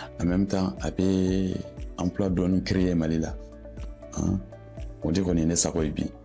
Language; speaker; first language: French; non-native, local second language; Bambara